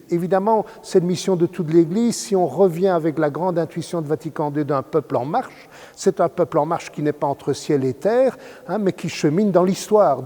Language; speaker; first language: French; native; French